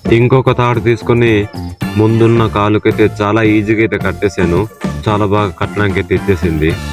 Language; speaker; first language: Telugu; non-native, local second language; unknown